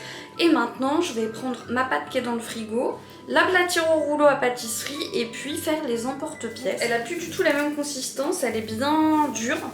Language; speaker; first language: French; native; French